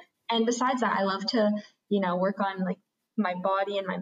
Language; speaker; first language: English; native; English